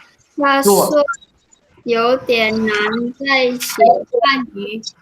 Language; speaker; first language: Chinese; non-native, learner; Indonesian